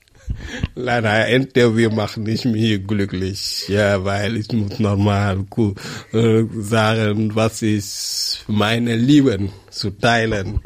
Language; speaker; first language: German; non-native, learner; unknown